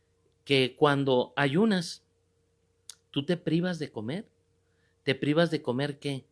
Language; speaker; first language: Spanish; native; Spanish